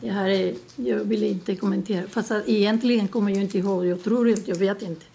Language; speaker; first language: Swedish; non-native, fluent; Spanish